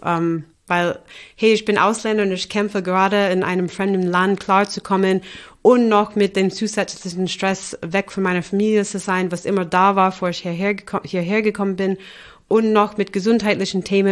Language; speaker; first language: German; non-native, fluent; English